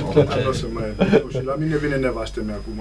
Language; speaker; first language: Romanian; non-native, local second language; German